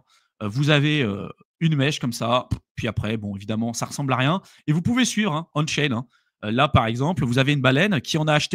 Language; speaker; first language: French; native; French